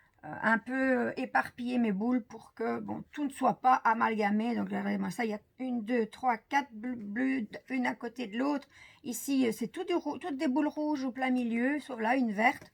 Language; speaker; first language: French; native; French